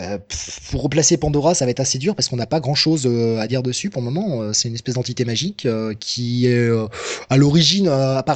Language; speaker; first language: French; native; French